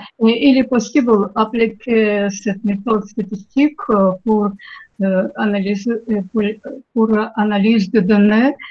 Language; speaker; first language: French; non-native, learner; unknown